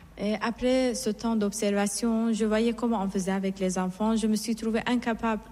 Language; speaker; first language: French; non-native, fluent; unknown